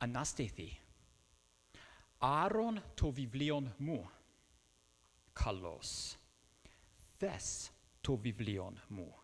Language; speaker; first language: Greek; non-native, fluent; English